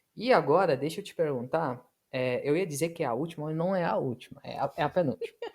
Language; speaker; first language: Portuguese; native; Portuguese